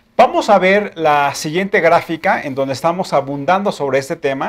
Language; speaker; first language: Spanish; native; Spanish